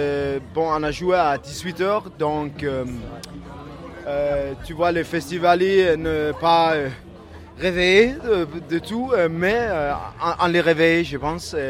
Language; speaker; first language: French; non-native, learner; Danish